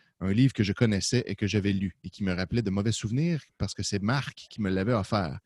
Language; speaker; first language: French; native; French